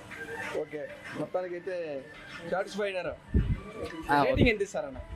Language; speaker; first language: Telugu; native; Telugu